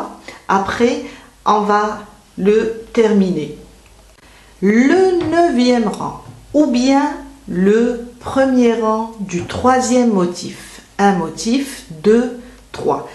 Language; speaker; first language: French; native; French